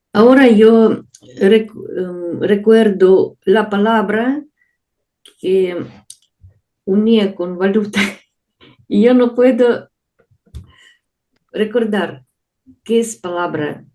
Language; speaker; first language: Spanish; non-native, learner; Russian